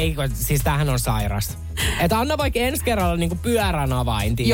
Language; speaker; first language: Finnish; native; Finnish